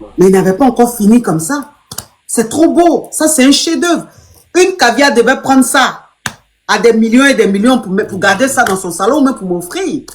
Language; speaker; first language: French; non-native, local second language; Lingala